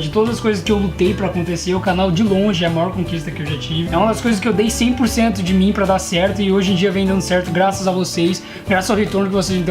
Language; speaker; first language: Portuguese; native; Portuguese